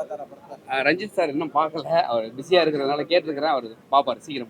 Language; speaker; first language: Tamil; native; Tamil